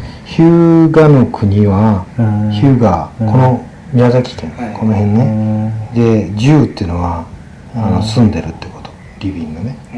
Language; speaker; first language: Japanese; native; Japanese